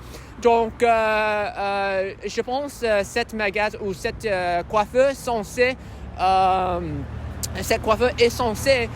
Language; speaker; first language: French; non-native, learner; English